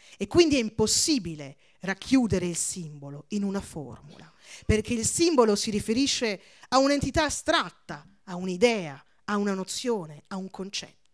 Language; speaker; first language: Italian; early bilingual, other home language; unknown